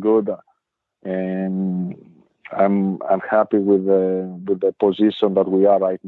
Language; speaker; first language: English; non-native, fluent; Greek